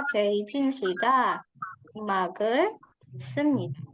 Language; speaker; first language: Korean; non-native, fluent; Indonesian